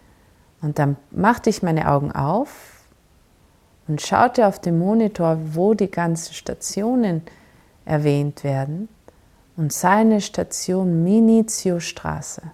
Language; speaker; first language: German; non-native, fluent; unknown